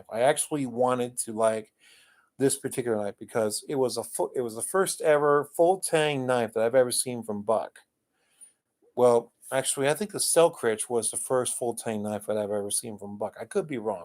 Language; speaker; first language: English; native; English